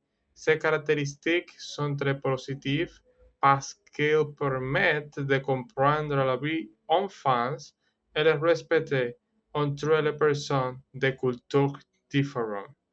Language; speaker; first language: French; non-native, learner; Spanish